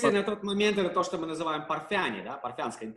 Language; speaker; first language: Russian; native; Russian